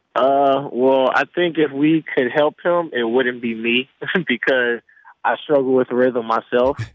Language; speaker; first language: English; native; English